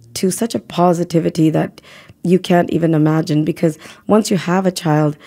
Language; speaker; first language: English; native; English